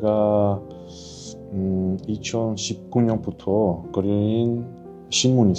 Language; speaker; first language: Korean; non-native, fluent; Russian